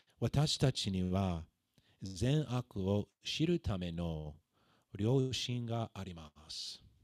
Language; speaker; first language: Japanese; non-native, fluent; English